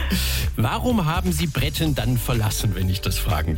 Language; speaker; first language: German; native; German